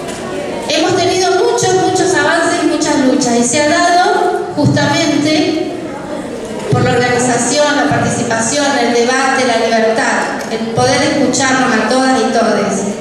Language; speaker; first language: Spanish; native; Spanish